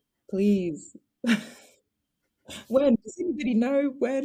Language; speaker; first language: English; non-native, fluent; French